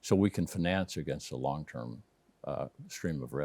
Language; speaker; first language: English; native; English